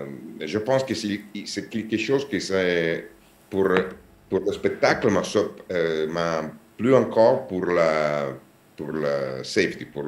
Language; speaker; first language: French; non-native, learner; Italian